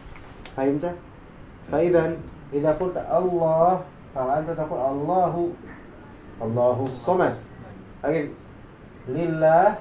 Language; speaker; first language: Arabic; non-native, fluent; Indonesian